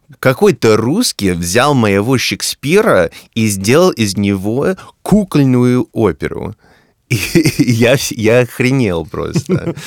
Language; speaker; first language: Russian; non-native, fluent; English